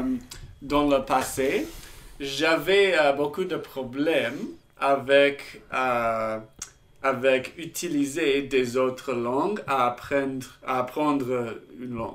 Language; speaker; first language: French; non-native, learner; English